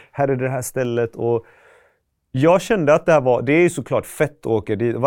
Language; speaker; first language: Swedish; early bilingual, other home language; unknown